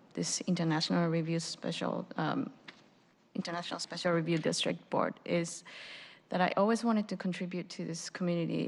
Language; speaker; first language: English; non-native, fluent; Japanese